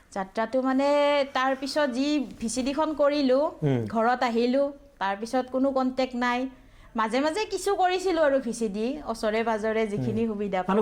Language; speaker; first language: Assamese; native; Assamese